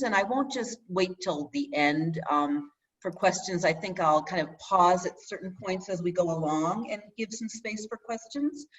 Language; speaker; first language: English; native; English